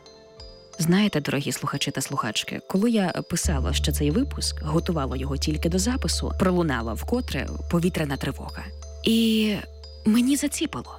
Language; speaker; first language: Ukrainian; native; Ukrainian